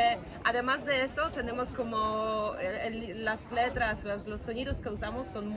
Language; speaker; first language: Spanish; non-native, fluent; Polish